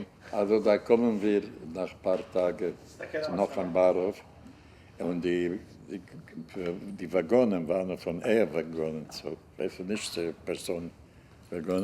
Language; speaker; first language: German; non-native, learner; Hungarian